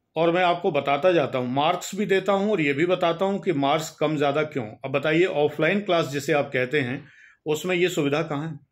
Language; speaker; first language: Hindi; native; Hindi